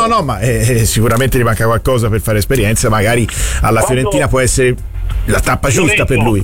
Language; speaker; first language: Italian; native; Italian